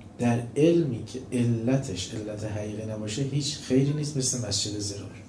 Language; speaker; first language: Persian; non-native, local second language; Azerbaijani